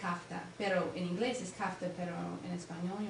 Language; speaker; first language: Spanish; non-native, learner; English